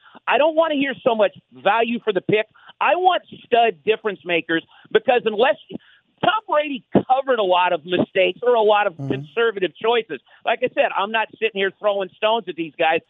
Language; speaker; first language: English; native; English